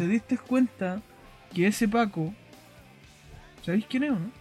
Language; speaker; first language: Spanish; native; Spanish